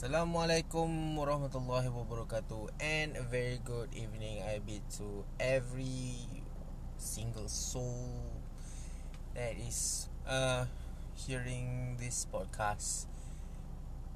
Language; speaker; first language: English; non-native, local second language; Malay